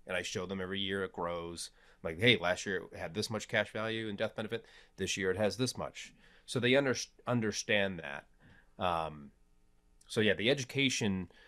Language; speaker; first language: English; native; English